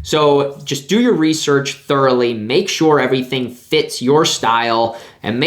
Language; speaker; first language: English; native; English